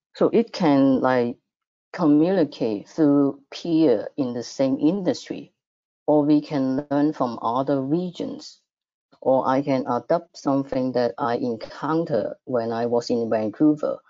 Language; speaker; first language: English; non-native, fluent; Cantonese